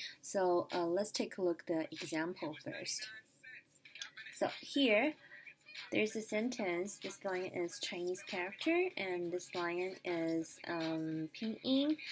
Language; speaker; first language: English; non-native, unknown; Chinese